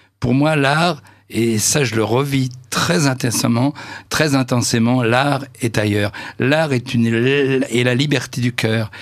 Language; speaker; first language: French; native; French